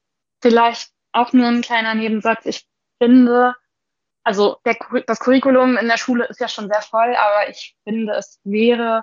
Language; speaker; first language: German; native; German